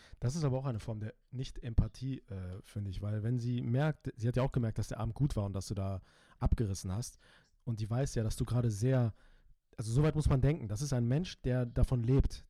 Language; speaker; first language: German; early bilingual, other home language; Turkish